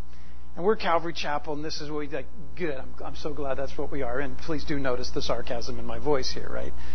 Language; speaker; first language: English; native; English